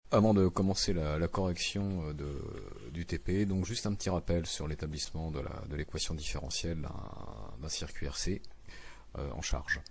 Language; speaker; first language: French; native; French